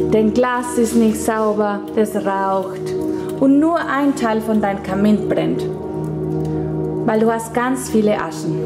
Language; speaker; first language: German; non-native, fluent; Spanish